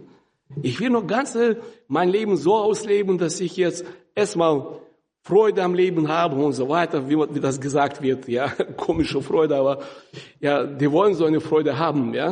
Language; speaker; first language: German; non-native, fluent; Russian